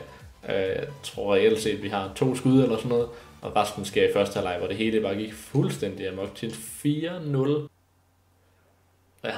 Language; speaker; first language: Danish; native; Danish